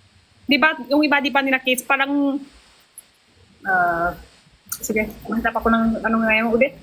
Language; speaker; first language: Filipino; non-native, learner; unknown